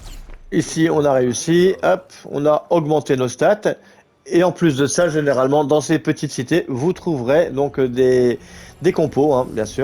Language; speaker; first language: French; native; French